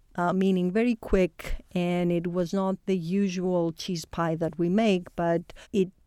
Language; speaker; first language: English; non-native, fluent; Greek